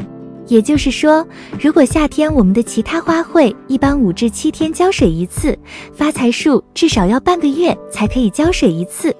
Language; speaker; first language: Chinese; native; Chinese